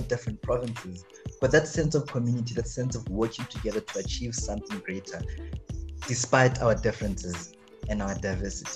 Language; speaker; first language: English; non-native, local second language; Zulu